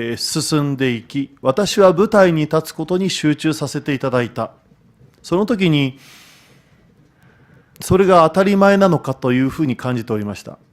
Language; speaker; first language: Japanese; native; Japanese